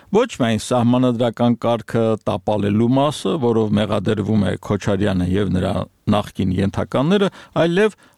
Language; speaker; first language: Armenian; native; Armenian